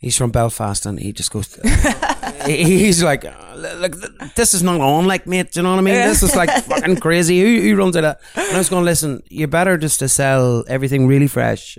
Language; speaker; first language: English; native; English